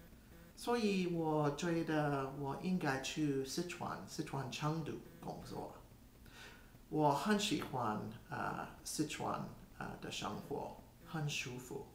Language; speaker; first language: Chinese; non-native, learner; English